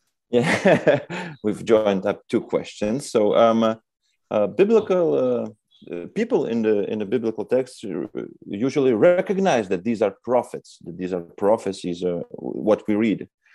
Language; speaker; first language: English; non-native, fluent; Lithuanian